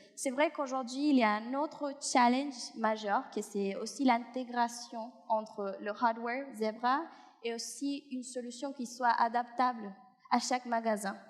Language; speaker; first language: French; non-native, fluent; Spanish